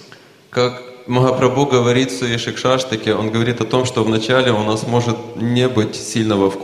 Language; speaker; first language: Russian; native; Russian